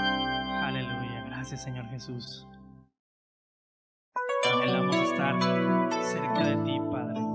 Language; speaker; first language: Spanish; native; Spanish